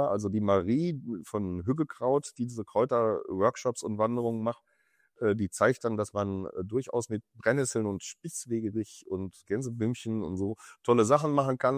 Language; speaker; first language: German; native; German